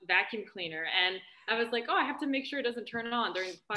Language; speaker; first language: English; early bilingual, other home language; Romanian